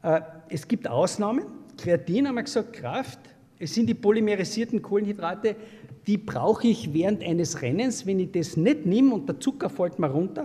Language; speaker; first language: German; native; German